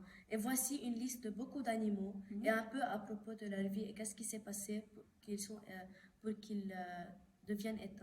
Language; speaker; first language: French; non-native, local second language; Arabic